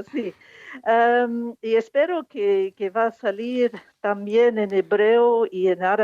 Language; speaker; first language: Spanish; non-native, fluent; English